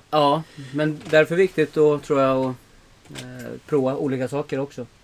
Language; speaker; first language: Swedish; native; Swedish